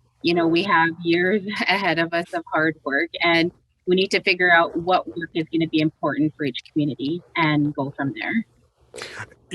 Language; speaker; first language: English; native; English